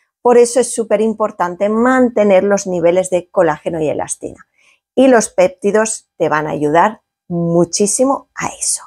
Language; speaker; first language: Spanish; native; Spanish